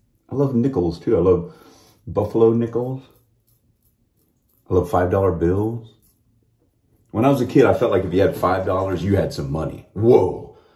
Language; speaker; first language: English; native; English